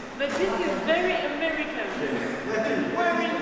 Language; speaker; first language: English; non-native, learner; French